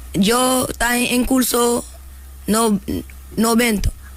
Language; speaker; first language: Spanish; early bilingual, other home language; Haitian Creole